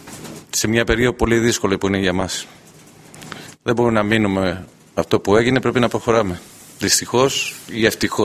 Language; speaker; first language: Greek; non-native, fluent; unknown